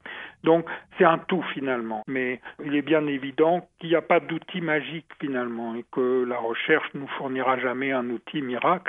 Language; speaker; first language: French; native; French